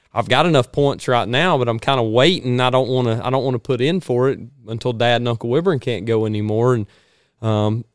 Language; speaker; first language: English; native; English